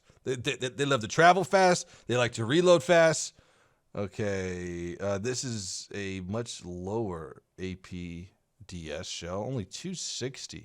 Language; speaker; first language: English; native; English